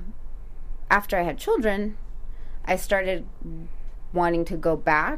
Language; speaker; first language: English; early bilingual, other home language; Spanish